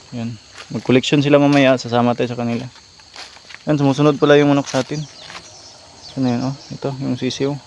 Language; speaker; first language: Filipino; non-native, local second language; Cebuano